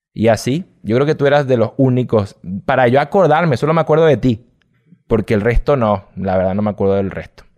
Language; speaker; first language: Spanish; native; Spanish